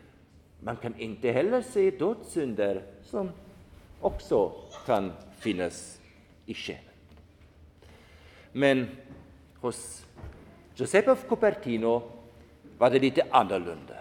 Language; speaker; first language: Swedish; non-native, fluent; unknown